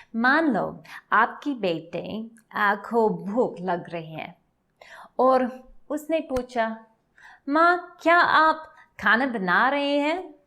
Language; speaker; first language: Hindi; non-native, learner; English